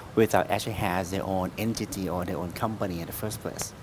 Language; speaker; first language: English; non-native, fluent; Thai